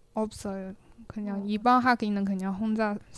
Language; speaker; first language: Korean; non-native, learner; Chinese